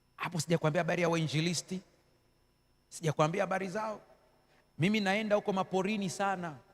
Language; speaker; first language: Swahili; native; Swahili